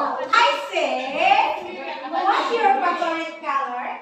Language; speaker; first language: English; non-native, learner; Indonesian